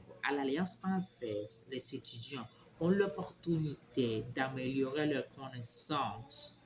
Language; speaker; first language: French; non-native, learner; Spanish